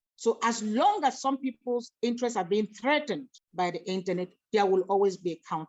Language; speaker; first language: English; non-native, local second language; Igbo